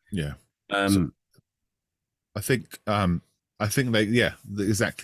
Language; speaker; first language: English; native; English